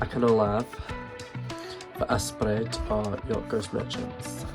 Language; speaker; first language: Welsh; non-native, learner; English